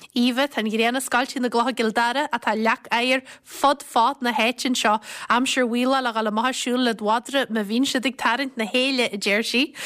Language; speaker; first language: Irish; native; Irish